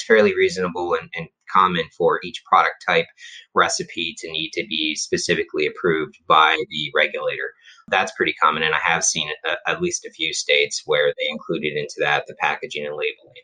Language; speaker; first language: English; native; English